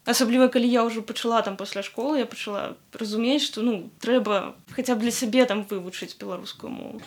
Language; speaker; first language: Belarusian; non-native, local second language; Russian